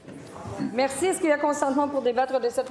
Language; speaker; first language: French; native; French